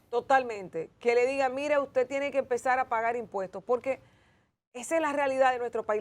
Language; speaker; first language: Spanish; native; Spanish